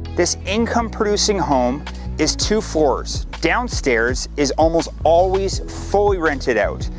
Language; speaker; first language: English; native; English